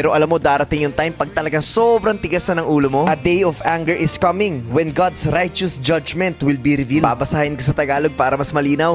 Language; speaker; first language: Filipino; native; Filipino